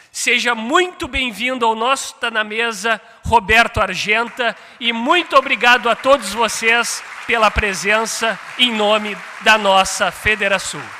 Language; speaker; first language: Portuguese; native; Portuguese